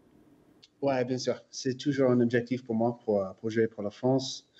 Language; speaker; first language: French; non-native, fluent; English